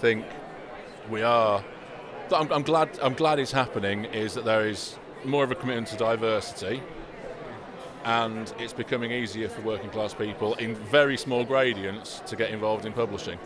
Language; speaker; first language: English; native; English